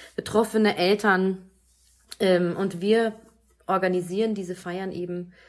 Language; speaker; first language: German; native; German